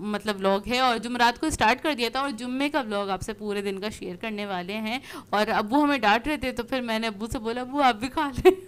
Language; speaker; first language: Urdu; native; Urdu